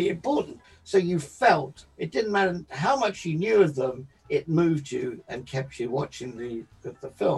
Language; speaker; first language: English; native; English